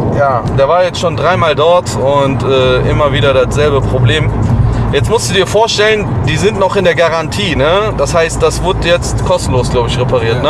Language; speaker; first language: German; native; German